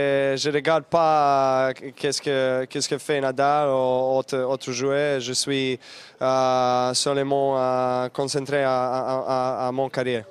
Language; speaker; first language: French; non-native, learner; Serbian